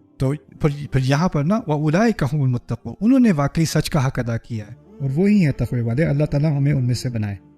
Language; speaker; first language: Urdu; early bilingual, heritage; Urdu